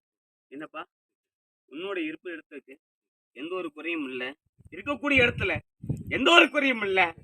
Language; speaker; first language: Tamil; native; Tamil